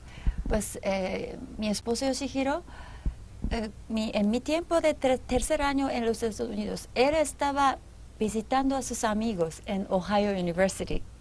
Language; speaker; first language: Spanish; non-native, fluent; Japanese